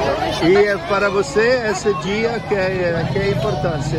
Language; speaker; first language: Portuguese; non-native, fluent; Norwegian